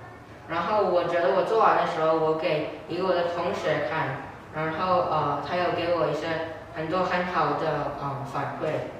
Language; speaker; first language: Chinese; non-native, learner; English